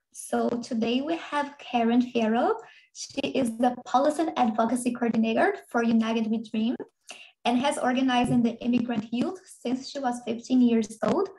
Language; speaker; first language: English; non-native, fluent; Portuguese